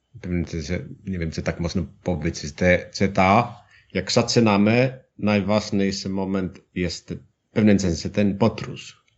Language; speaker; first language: Polish; non-native, learner; Finnish